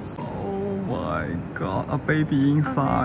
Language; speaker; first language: English; non-native, learner; Chinese